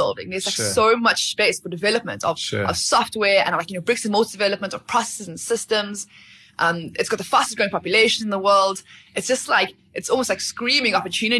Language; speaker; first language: English; native; English